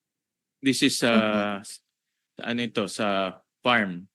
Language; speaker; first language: Filipino; native; Filipino